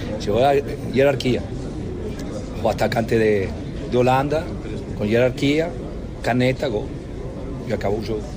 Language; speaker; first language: Portuguese; non-native, fluent; Spanish